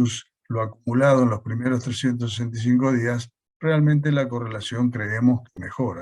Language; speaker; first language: Spanish; native; Spanish